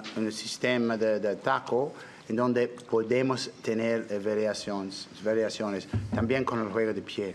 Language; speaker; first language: Spanish; non-native, learner; English